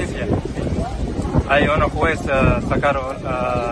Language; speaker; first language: Spanish; non-native, learner; Arabic